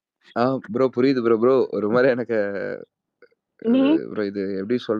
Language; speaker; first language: Tamil; native; Tamil